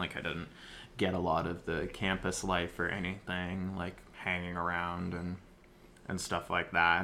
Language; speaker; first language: English; native; English